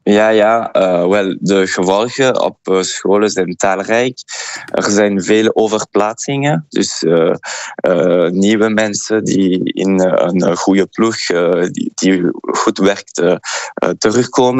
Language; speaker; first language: Dutch; non-native, fluent; French